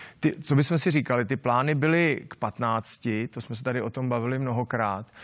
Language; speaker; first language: Czech; native; Czech